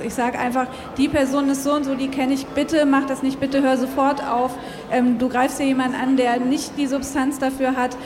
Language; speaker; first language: German; native; German